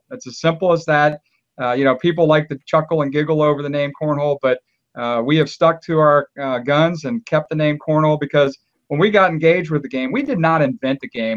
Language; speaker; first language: English; native; English